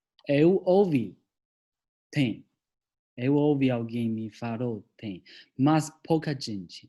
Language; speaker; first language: Portuguese; non-native, learner; Chinese